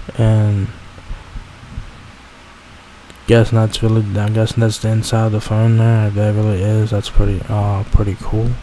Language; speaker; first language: English; native; English